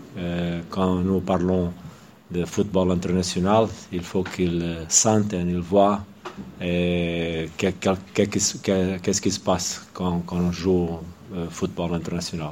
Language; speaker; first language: French; non-native, fluent; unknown